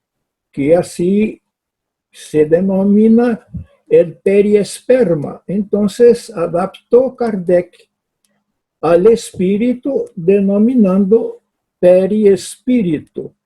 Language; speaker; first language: Spanish; non-native, fluent; Portuguese